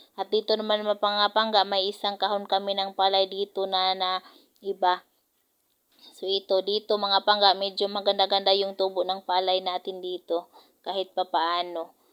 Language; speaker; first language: Filipino; non-native, local second language; Cebuano